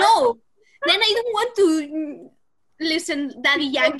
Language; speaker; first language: English; non-native, learner; Spanish